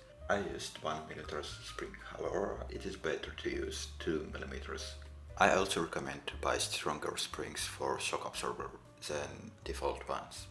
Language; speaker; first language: English; non-native, fluent; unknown